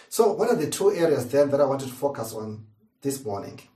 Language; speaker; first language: English; non-native, local second language; Shona